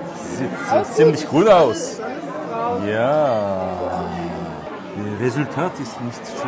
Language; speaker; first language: German; non-native, fluent; Korean